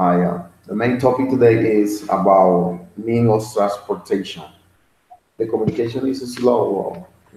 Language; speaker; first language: English; non-native, learner; Spanish